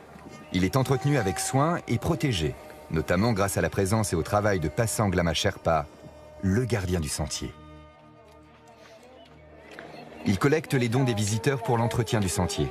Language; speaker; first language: French; native; French